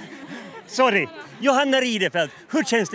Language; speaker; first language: Swedish; native; Swedish